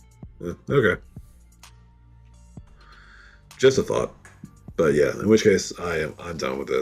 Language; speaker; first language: English; native; English